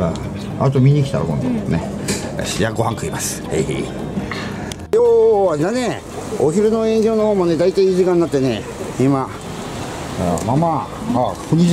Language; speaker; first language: Japanese; native; Japanese